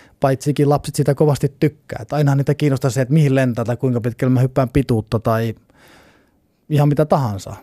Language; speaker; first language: Finnish; native; Finnish